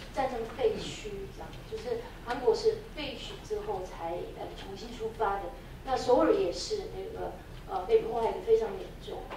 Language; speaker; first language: Chinese; non-native, fluent; Korean